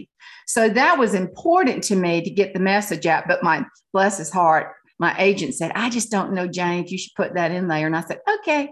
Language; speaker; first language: English; native; English